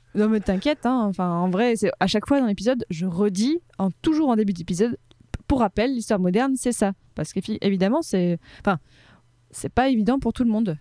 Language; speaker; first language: French; native; French